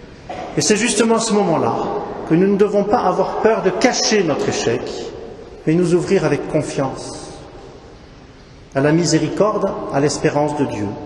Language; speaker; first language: French; native; French